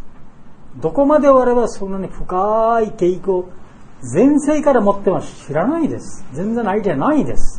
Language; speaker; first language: Japanese; non-native, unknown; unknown